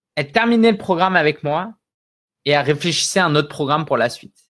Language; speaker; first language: French; native; French